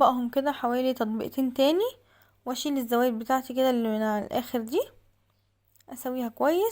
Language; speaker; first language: Arabic; native; Arabic